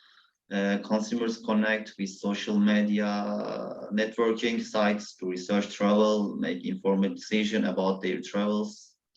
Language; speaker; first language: English; non-native, learner; Turkish